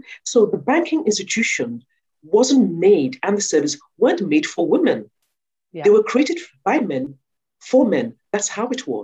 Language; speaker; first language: English; non-native, local second language; Yoruba